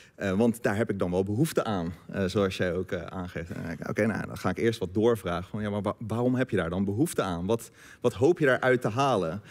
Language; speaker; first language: Dutch; native; Dutch